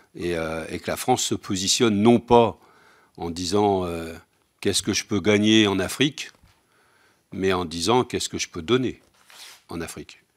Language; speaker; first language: French; native; French